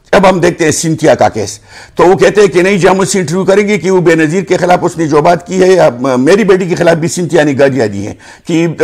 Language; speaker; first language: Urdu; non-native, local second language; Pashto